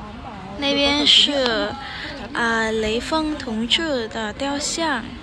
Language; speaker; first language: Chinese; non-native, fluent; Vietnamese